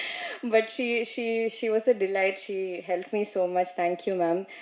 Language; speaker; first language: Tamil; non-native, learner; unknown